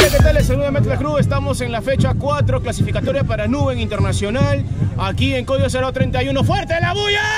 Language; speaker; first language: Spanish; native; Spanish